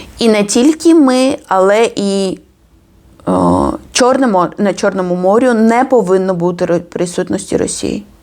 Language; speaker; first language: Ukrainian; non-native, fluent; Georgian